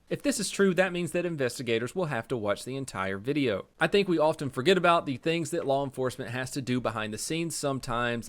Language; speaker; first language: English; native; English